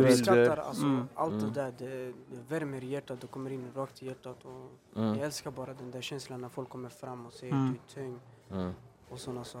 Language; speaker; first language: Swedish; early bilingual, other home language; Albanian